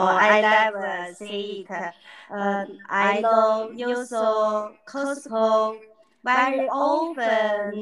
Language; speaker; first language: English; non-native, learner; Chinese